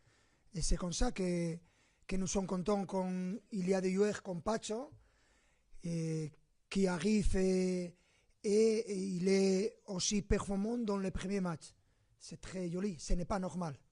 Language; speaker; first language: French; non-native, fluent; Spanish